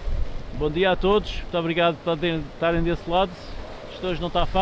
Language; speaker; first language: Portuguese; native; Portuguese